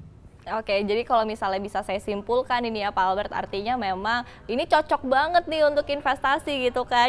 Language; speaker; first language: Indonesian; native; Indonesian